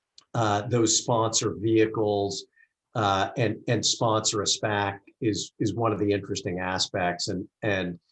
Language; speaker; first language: English; native; English